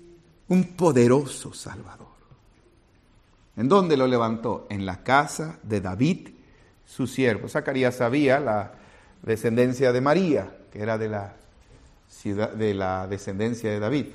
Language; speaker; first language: Spanish; native; Spanish